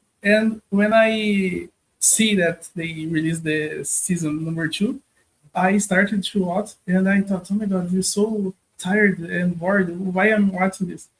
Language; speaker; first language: English; non-native, learner; Portuguese